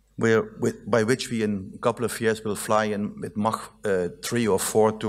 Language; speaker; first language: English; non-native, fluent; Dutch